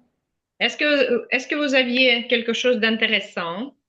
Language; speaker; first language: French; non-native, fluent; Ukrainian